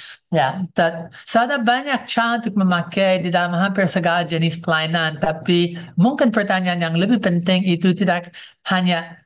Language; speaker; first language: Indonesian; non-native, fluent; English